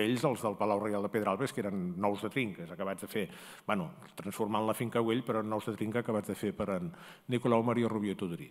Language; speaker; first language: Catalan; native; Catalan